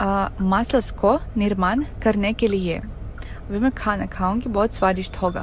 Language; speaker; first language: Hindi; non-native, fluent; Russian